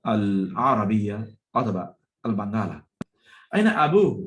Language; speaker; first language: Arabic; non-native, fluent; Bangla